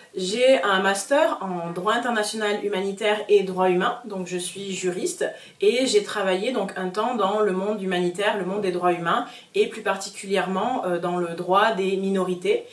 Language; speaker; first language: French; native; French